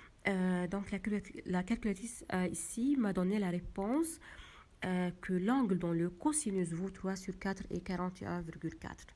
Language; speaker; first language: French; non-native, local second language; Arabic